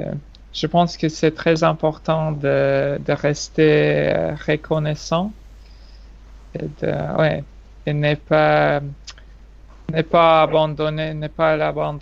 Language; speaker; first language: French; non-native, fluent; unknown